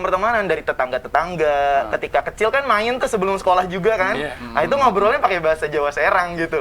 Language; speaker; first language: Indonesian; non-native, local second language; Javanese